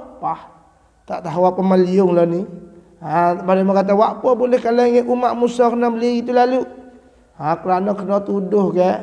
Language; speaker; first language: Malay; native; Malay